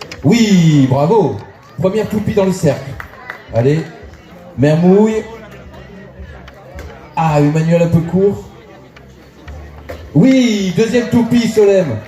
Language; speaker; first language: French; native; French